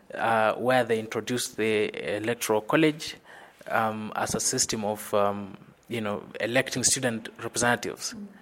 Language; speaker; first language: English; non-native, local second language; Luyia